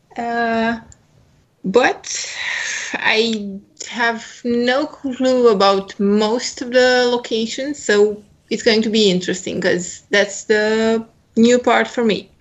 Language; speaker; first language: English; non-native, fluent; Romanian